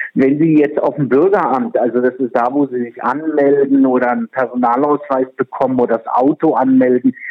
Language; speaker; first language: German; non-native, fluent; Czech